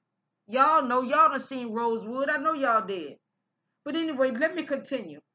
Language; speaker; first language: English; native; English